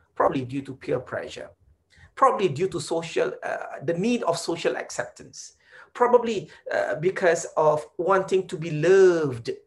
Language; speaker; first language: English; non-native, local second language; Malay